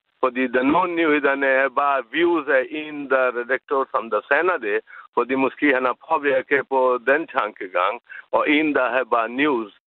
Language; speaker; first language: Danish; non-native, learner; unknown